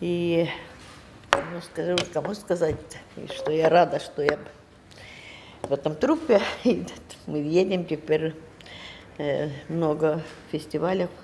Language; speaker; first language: Russian; non-native, learner; Estonian